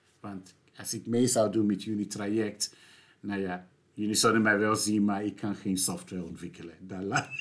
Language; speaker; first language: Dutch; non-native, fluent; English